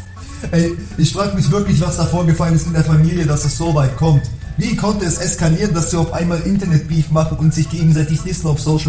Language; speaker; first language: German; native; German